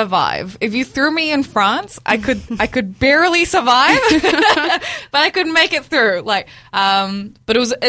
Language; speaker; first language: English; native; English